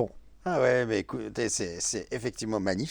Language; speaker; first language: French; native; French